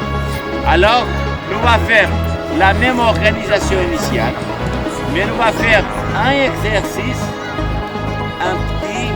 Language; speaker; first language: French; non-native, learner; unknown